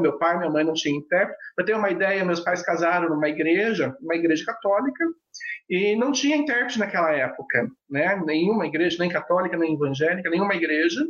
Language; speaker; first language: Portuguese; non-native, local second language; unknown